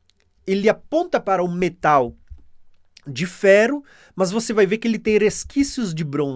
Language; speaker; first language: Portuguese; native; Portuguese